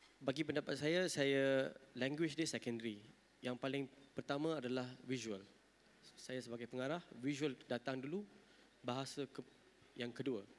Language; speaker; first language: Malay; non-native, local second language; Tamil